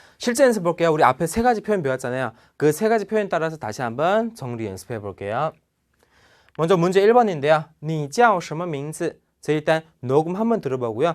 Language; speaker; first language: Korean; non-native, fluent; Chinese